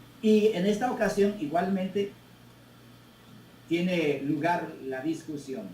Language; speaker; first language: Spanish; native; Spanish